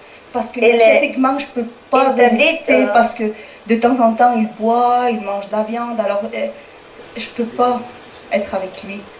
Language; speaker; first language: French; non-native, learner; Spanish